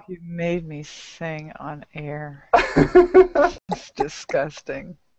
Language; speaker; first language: English; native; English